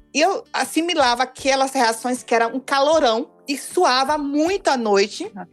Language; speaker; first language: Portuguese; native; Portuguese